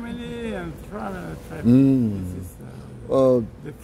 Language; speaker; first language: English; non-native, learner; Italian